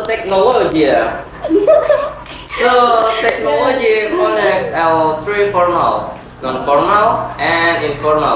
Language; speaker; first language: English; non-native, learner; Indonesian